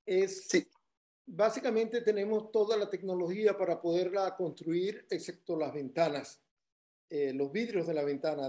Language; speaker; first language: Spanish; native; Spanish